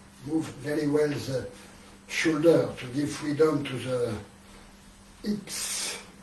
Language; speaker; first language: English; non-native, learner; French